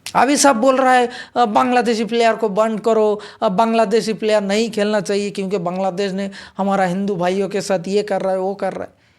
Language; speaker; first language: Hindi; non-native, local second language; Bangla